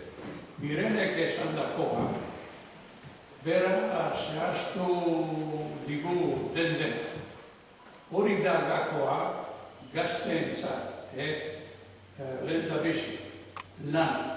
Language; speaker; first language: Basque; non-native, learner; Croatian